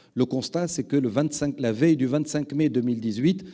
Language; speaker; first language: French; non-native, local second language; Arabic